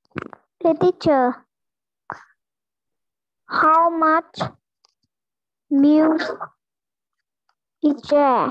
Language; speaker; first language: English; non-native, learner; Vietnamese